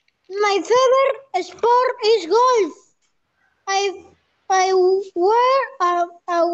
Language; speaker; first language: English; non-native, learner; Spanish